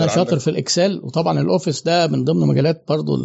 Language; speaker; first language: Arabic; native; Arabic